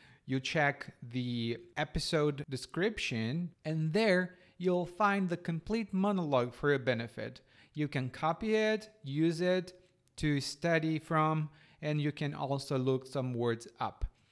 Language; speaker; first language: English; non-native, fluent; Portuguese